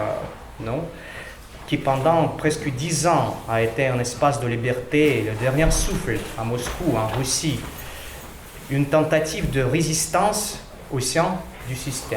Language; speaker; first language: French; non-native, learner; Russian